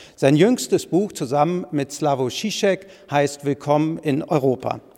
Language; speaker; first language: German; native; German